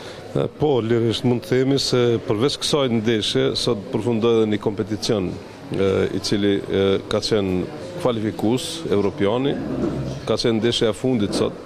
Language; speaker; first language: Albanian; native; Albanian